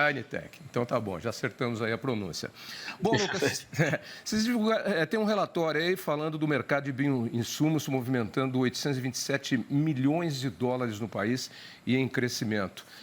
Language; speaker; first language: Portuguese; native; Portuguese